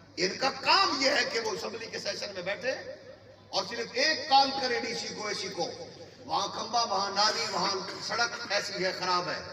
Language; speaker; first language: Urdu; non-native, local second language; Punjabi